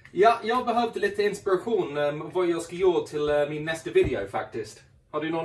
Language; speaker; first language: Swedish; non-native, fluent; English